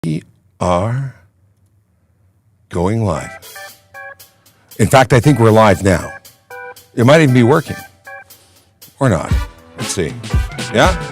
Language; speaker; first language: English; native; English